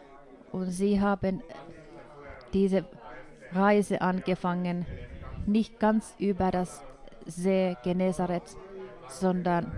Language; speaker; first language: German; non-native, fluent; Finnish